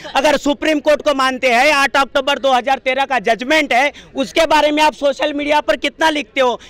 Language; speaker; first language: Hindi; non-native, local second language; Marathi